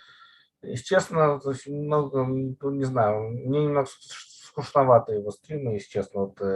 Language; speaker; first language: Russian; native; Russian